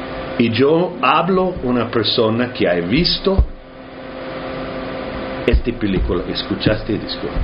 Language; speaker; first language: Spanish; early bilingual, heritage; English